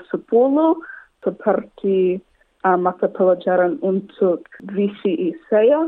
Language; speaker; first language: Indonesian; non-native, learner; English